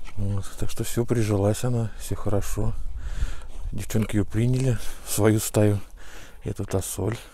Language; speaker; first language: Russian; native; Russian